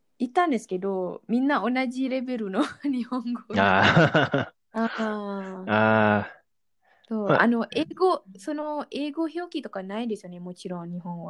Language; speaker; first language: Japanese; non-native, fluent; Malay